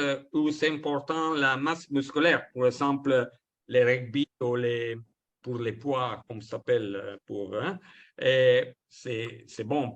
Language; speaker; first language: French; non-native, learner; Italian